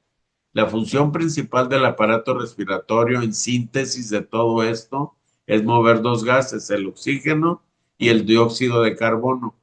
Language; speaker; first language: Spanish; native; Spanish